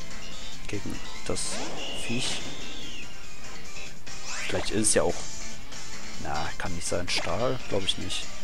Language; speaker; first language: German; native; German